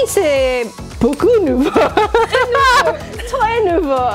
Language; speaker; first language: French; non-native, learner; English